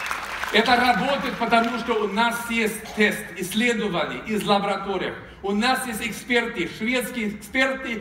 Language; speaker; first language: Russian; non-native, fluent; Swedish